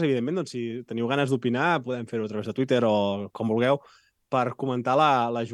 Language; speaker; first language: Catalan; native; Catalan